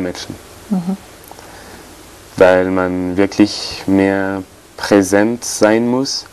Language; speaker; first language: German; non-native, fluent; French